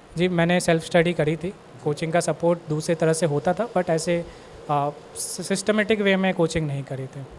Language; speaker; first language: Hindi; native; Hindi